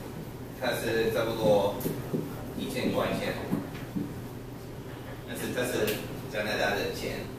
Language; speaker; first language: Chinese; non-native, learner; English